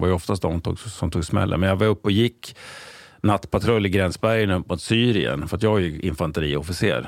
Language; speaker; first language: Swedish; native; Swedish